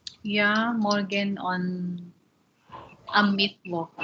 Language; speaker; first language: German; non-native, learner; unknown